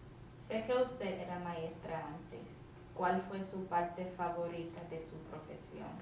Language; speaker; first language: Spanish; non-native, learner; English